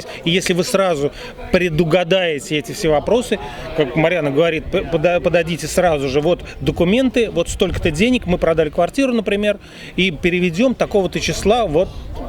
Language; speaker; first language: Russian; native; Russian